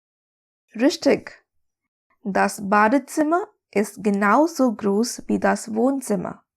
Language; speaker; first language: German; non-native, fluent; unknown